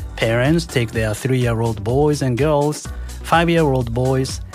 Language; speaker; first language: English; non-native, fluent; Japanese